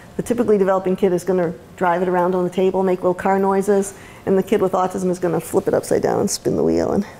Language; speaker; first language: English; native; English